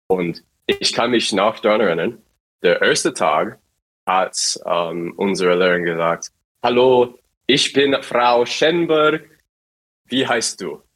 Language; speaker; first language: German; non-native, fluent; English